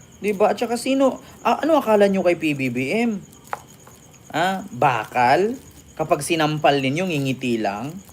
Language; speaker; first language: Filipino; native; Filipino